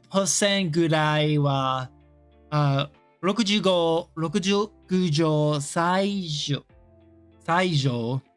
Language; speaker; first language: Japanese; non-native, learner; English